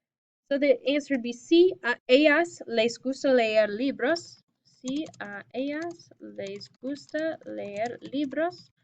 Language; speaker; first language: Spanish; non-native, fluent; English